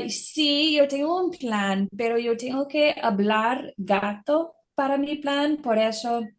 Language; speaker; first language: Spanish; non-native, learner; English